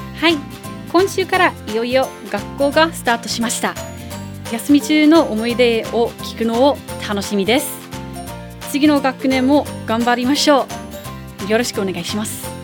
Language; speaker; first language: Japanese; non-native, fluent; English